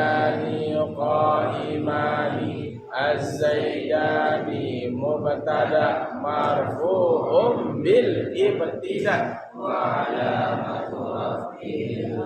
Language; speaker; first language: Arabic; non-native, fluent; Indonesian